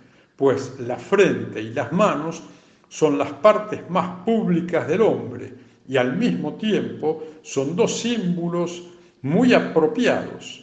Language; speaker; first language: Spanish; native; Spanish